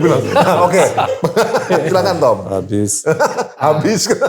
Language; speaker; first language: Indonesian; native; Indonesian